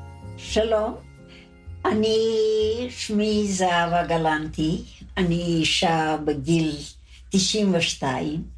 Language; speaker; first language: Hebrew; non-native, fluent; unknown